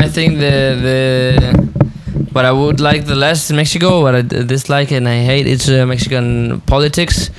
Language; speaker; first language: English; non-native, fluent; Spanish